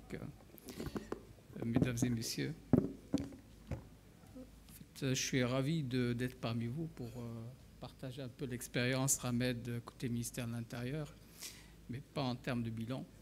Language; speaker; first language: French; non-native, local second language; Arabic